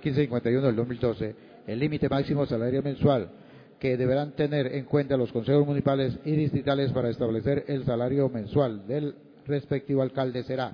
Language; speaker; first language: Spanish; native; Spanish